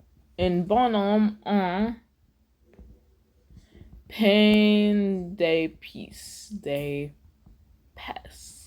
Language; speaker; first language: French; non-native, learner; English